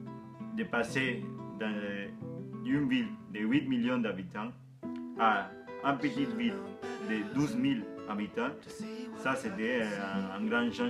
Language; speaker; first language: French; non-native, fluent; Spanish